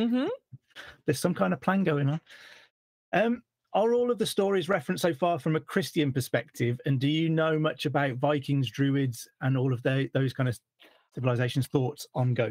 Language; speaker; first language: English; native; English